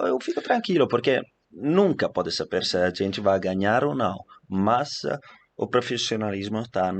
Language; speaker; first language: Portuguese; non-native, fluent; Italian